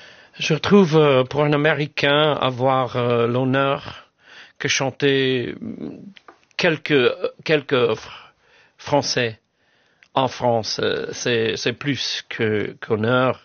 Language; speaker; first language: French; non-native, fluent; English